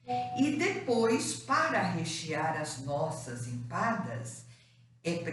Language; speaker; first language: Portuguese; native; Portuguese